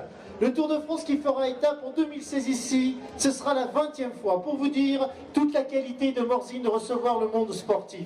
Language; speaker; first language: French; native; French